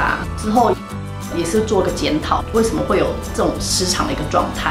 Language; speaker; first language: Chinese; native; Chinese